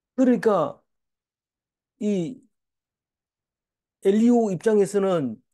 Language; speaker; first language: Korean; native; Korean